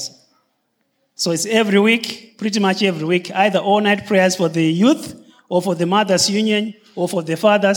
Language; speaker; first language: English; non-native, local second language; Shona